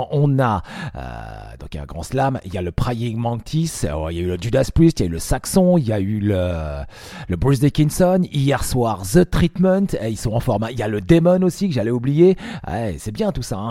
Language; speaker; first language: French; native; French